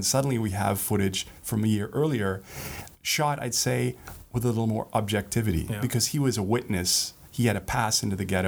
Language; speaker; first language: English; native; English